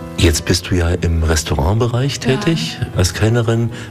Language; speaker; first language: German; native; German